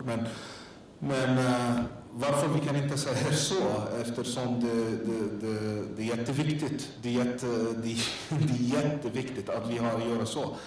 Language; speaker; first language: Swedish; non-native, learner; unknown